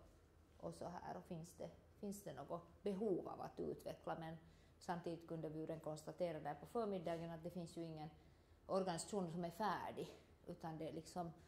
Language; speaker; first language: Swedish; native; Swedish